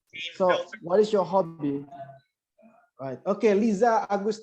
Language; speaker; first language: English; non-native, fluent; Indonesian